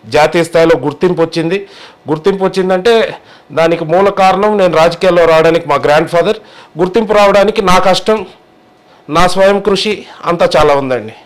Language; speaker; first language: Telugu; native; Telugu